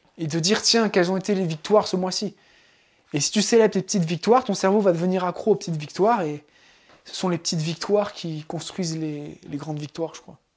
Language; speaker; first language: French; native; French